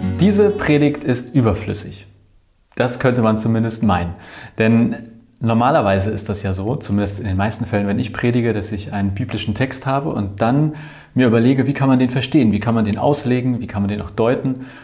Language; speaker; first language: German; native; German